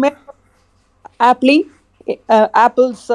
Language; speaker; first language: English; non-native, fluent; Khmer